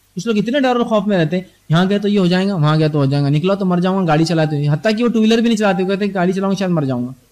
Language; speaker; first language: Urdu; native; Urdu